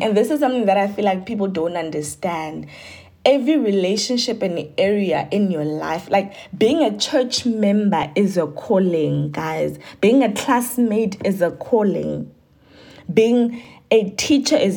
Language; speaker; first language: English; non-native, local second language; Tsonga